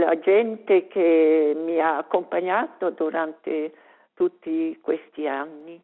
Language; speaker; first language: Italian; non-native, local second language; Romansh